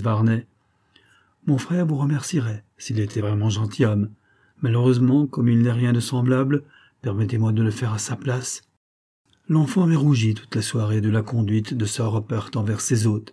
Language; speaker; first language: French; native; French